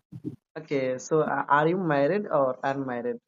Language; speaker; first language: English; non-native, learner; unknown